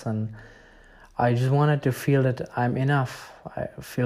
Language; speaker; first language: English; non-native, fluent; Czech